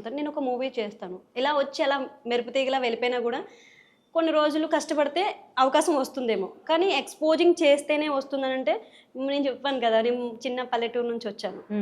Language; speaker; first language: Telugu; native; Telugu